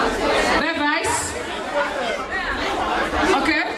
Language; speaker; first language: German; non-native, fluent; Igbo